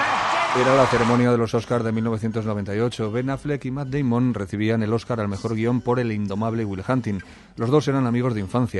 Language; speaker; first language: Spanish; native; Spanish